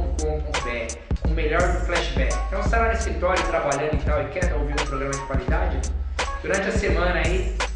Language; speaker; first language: Portuguese; native; Portuguese